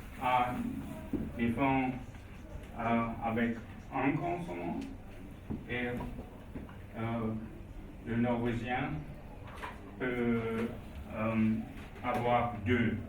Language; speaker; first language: French; non-native, fluent; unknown